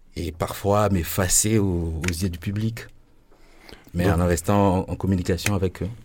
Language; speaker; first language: French; non-native, local second language; Lingala